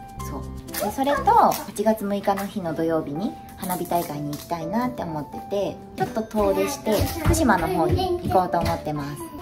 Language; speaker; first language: Japanese; native; Japanese